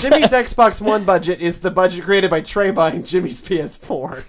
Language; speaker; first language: English; native; English